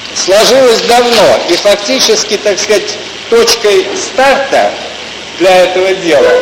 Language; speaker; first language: Russian; native; Russian